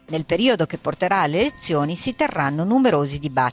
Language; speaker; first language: Italian; native; Italian